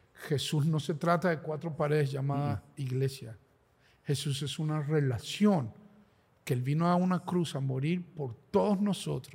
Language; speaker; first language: Spanish; native; Spanish